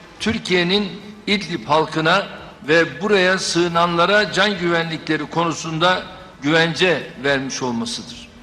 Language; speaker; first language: Turkish; native; Turkish